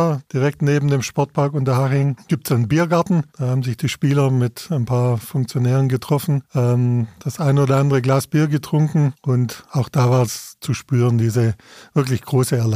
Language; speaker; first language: German; native; German